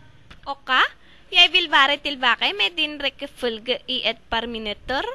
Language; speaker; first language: Norwegian; non-native, learner; Filipino